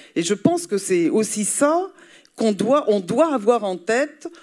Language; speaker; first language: French; native; French